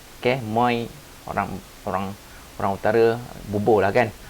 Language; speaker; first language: Malay; native; Malay